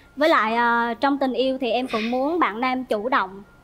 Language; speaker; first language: Vietnamese; native; Vietnamese